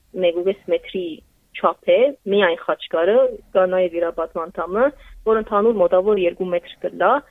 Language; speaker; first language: Armenian; early bilingual, heritage; Armenian